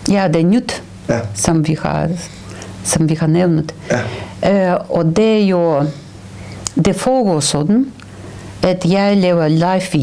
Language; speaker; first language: Danish; non-native, fluent; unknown